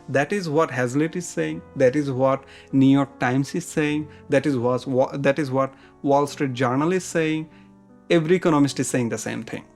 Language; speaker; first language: English; non-native, local second language; Bangla